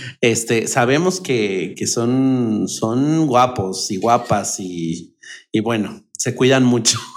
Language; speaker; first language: Spanish; native; Spanish